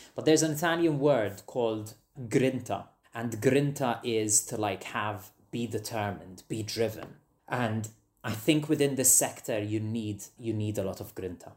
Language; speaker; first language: English; non-native, fluent; Maltese